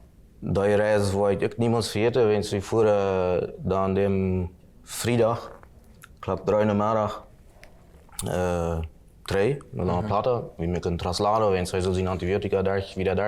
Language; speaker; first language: German; non-native, local second language; Plautdietsch